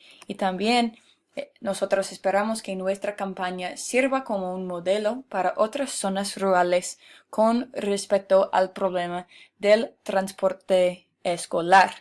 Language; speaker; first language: Spanish; non-native, fluent; English